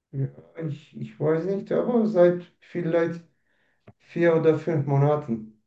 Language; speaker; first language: German; non-native, learner; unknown